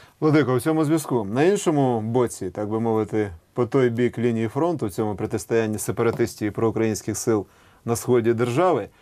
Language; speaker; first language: Ukrainian; native; Ukrainian